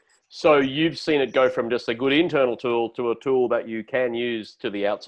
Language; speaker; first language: English; native; English